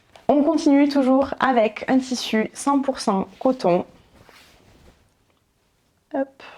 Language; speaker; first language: French; native; French